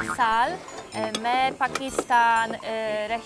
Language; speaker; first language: Hindi; non-native, learner; Polish